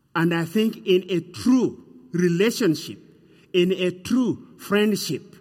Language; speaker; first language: English; non-native, fluent; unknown